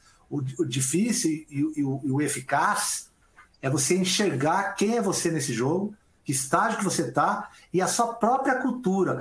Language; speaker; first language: Portuguese; native; Portuguese